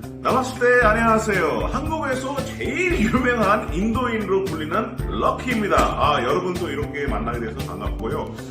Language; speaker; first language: Korean; non-native, fluent; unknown